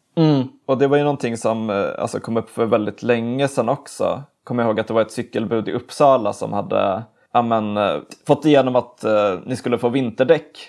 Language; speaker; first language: Swedish; native; Swedish